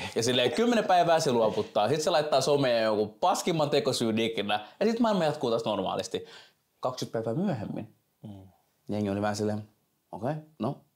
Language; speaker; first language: Finnish; native; Finnish